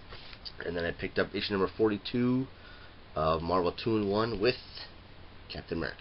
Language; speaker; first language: English; native; English